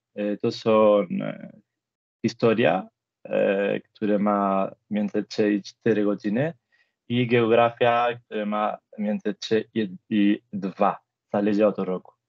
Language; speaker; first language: Polish; non-native, fluent; Spanish